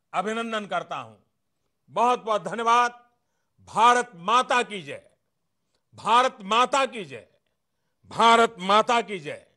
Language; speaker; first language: Hindi; non-native, local second language; Gujarati